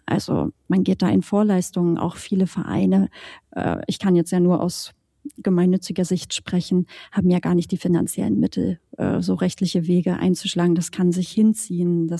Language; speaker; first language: German; native; German